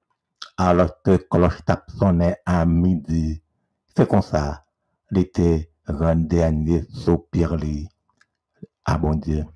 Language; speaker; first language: French; non-native, local second language; Haitian Creole